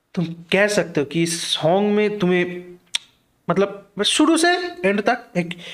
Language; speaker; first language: Hindi; non-native, local second language; Bangla